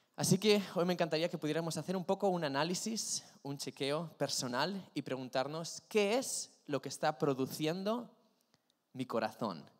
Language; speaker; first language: Spanish; native; Spanish